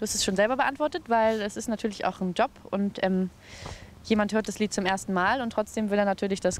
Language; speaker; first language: German; native; German